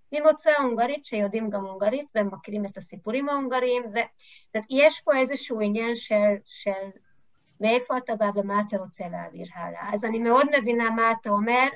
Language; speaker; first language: Hebrew; non-native, fluent; Hungarian